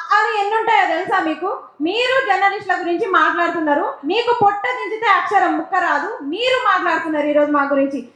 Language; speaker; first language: Telugu; native; Telugu